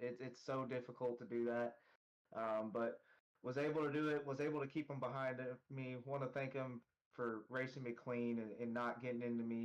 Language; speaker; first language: English; native; English